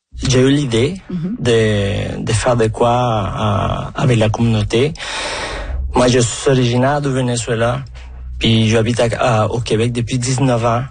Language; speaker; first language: French; non-native, fluent; Spanish